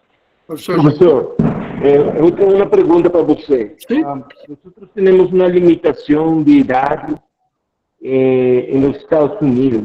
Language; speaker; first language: Portuguese; non-native, fluent; Spanish